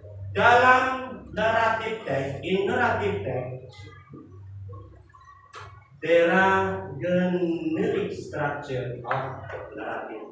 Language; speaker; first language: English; non-native, learner; Indonesian